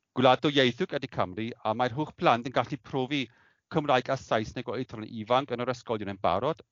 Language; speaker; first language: Welsh; non-native, fluent; German